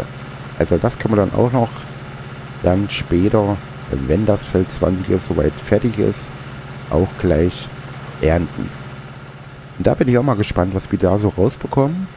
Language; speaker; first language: German; native; German